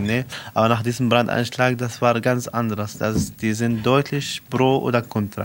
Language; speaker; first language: German; non-native, learner; Arabic